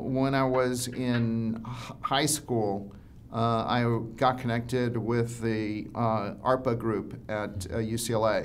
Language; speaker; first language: English; native; English